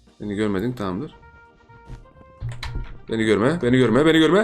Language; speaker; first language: Turkish; native; Turkish